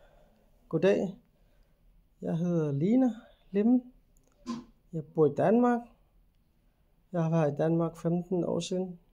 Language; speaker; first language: Danish; non-native, learner; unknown